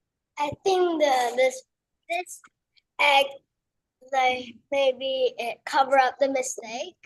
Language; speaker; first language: English; non-native, learner; Vietnamese